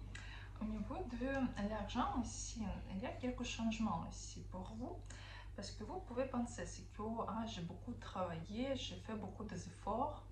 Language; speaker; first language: French; non-native, fluent; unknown